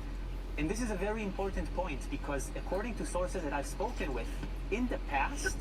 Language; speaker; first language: English; non-native, fluent; Hebrew